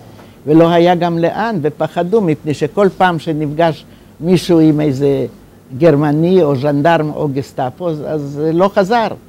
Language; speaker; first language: Hebrew; non-native, fluent; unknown